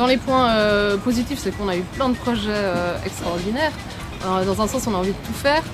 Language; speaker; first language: French; native; French